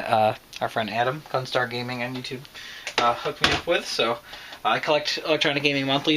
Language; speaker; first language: English; native; English